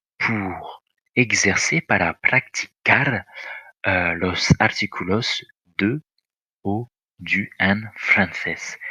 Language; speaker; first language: Spanish; non-native, fluent; French